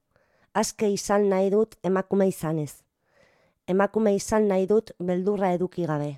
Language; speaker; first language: Basque; non-native, local second language; Spanish